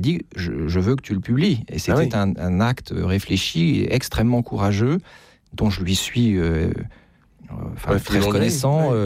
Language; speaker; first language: French; native; French